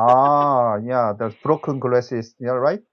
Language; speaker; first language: English; non-native, learner; Korean